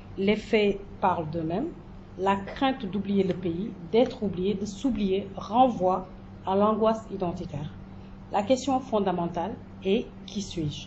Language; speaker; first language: French; non-native, local second language; Jola-Fonyi